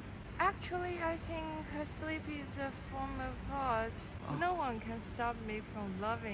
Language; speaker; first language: English; non-native, learner; Chinese